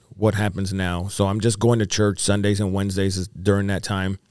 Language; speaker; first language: English; native; English